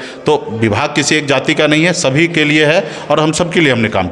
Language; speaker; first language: Hindi; native; Hindi